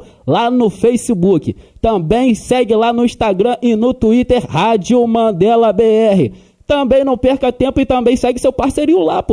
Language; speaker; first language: Portuguese; native; Portuguese